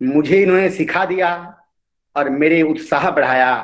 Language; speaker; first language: Hindi; non-native, local second language; Odia